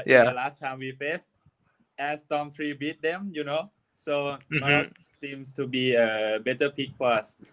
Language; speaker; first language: English; non-native, learner; Thai